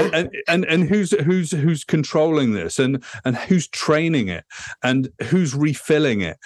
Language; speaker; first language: English; native; English